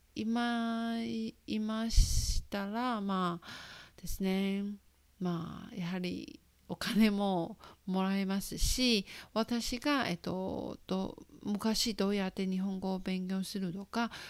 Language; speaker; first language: Japanese; non-native, fluent; Chinese